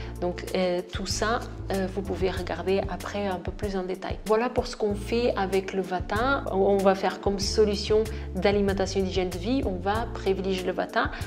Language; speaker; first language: French; non-native, fluent; Portuguese